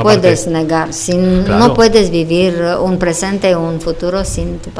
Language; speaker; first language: Spanish; non-native, fluent; Romanian